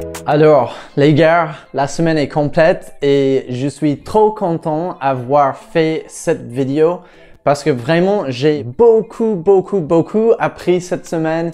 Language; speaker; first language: French; non-native, fluent; English